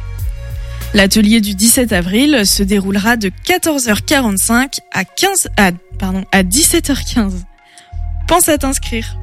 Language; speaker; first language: French; native; French